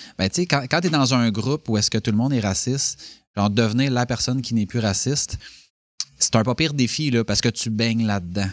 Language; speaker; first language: French; native; French